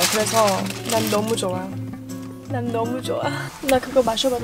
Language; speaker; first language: Korean; early bilingual, heritage; English